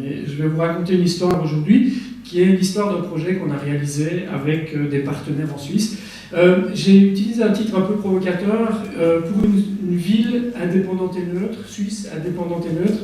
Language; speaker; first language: French; native; French